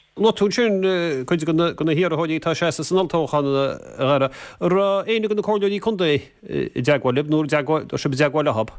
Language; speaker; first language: Irish; native; Irish